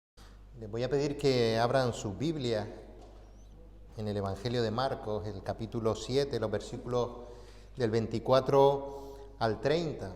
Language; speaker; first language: Spanish; native; Spanish